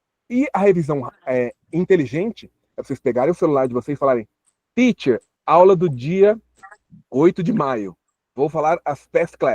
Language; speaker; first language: Portuguese; native; Portuguese